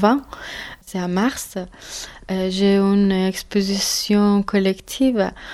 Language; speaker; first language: French; non-native, learner; Persian